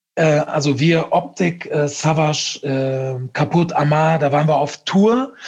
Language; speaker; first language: German; native; German